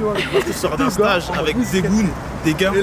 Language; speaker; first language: French; native; French